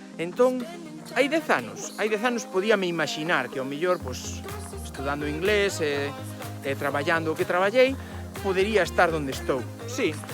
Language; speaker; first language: Galician; non-native, local second language; Spanish